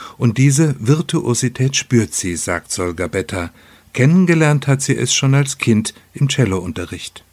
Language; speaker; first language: German; native; German